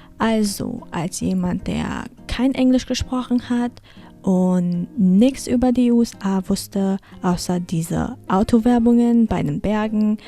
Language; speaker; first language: German; early bilingual, heritage; German